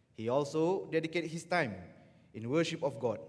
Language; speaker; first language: English; non-native, local second language; Malay